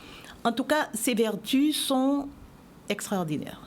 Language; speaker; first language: French; native; French